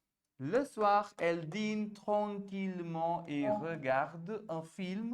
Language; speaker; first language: French; non-native, fluent; Hindi